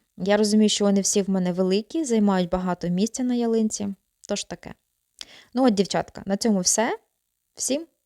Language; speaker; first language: Ukrainian; non-native, local second language; Russian